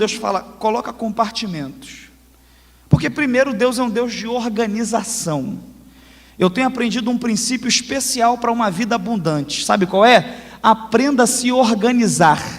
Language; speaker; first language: Portuguese; native; Portuguese